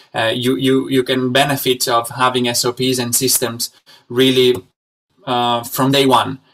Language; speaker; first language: English; non-native, fluent; Italian